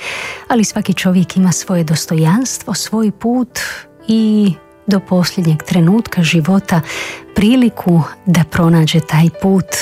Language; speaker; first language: Croatian; native; Croatian